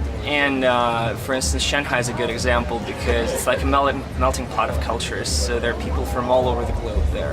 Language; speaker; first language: English; non-native, fluent; Russian